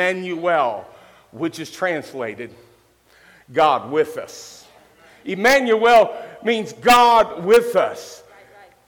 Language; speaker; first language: English; native; English